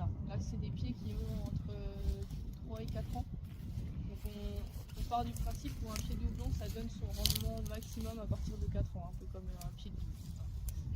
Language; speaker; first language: French; native; French